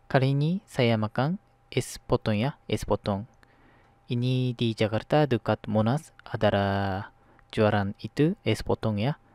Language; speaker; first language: Indonesian; non-native, learner; Japanese